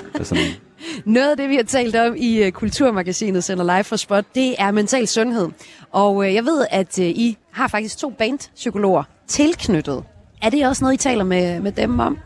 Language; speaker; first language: Danish; native; Danish